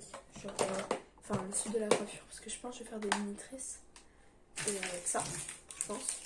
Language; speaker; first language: French; native; French